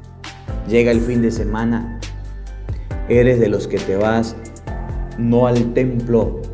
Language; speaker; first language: Spanish; native; Spanish